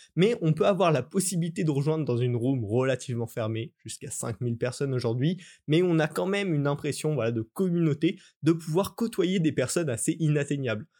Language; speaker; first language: French; native; French